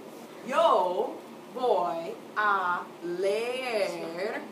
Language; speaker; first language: Spanish; non-native, fluent; English